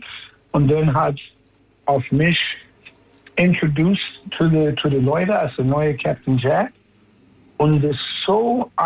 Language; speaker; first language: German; non-native, fluent; English